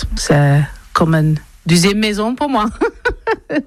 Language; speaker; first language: French; non-native, learner; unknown